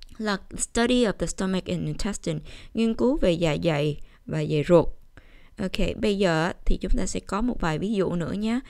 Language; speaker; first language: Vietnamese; early bilingual, heritage; Vietnamese